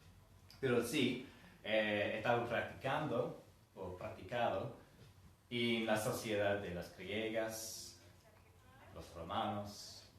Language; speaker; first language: Spanish; non-native, fluent; English